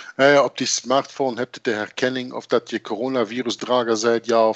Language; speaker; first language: Dutch; native; Dutch